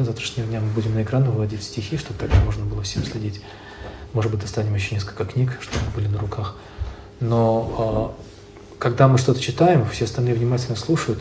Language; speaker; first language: Russian; native; Russian